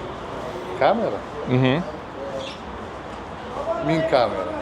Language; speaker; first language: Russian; non-native, local second language; Uzbek